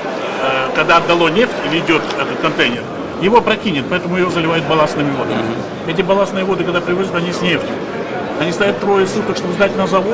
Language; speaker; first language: Russian; native; Russian